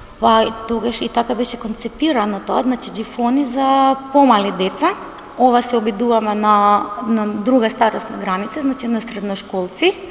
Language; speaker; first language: Macedonian; native; Macedonian